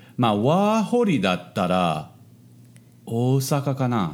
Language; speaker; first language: Japanese; non-native, fluent; English